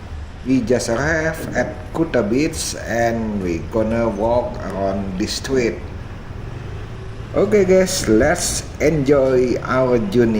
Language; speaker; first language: English; non-native, fluent; Indonesian